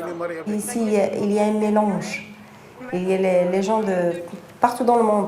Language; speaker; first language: French; non-native, fluent; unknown